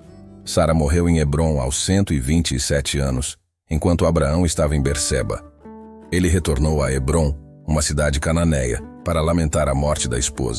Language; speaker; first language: Portuguese; native; Portuguese